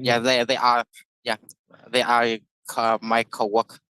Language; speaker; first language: English; non-native, learner; Vietnamese